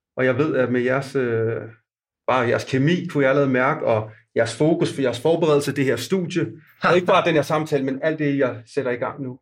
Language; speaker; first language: Danish; non-native, fluent; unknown